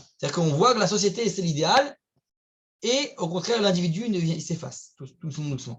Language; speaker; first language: French; native; French